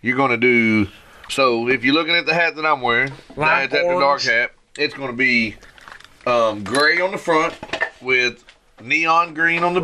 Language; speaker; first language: English; native; English